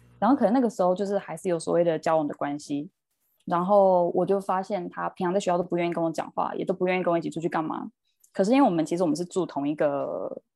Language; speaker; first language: Chinese; early bilingual, heritage; Chinese